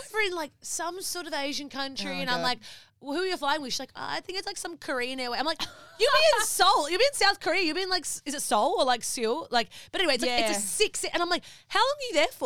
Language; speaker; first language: English; native; English